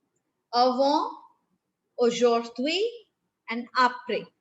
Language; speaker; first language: French; non-native, fluent; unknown